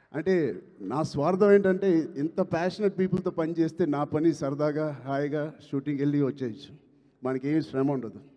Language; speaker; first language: Telugu; native; Telugu